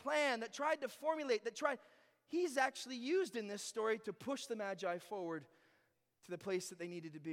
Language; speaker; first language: English; native; English